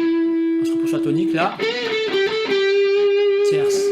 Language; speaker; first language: French; native; French